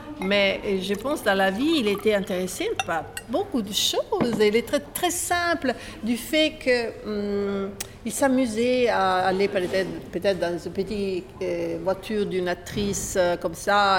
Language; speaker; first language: French; non-native, fluent; Italian